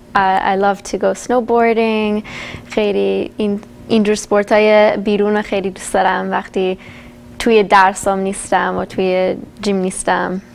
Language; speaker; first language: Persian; early bilingual, heritage; Persian